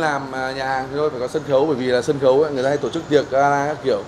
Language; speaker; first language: Vietnamese; native; Vietnamese